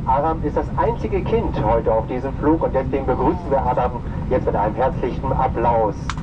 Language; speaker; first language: German; native; German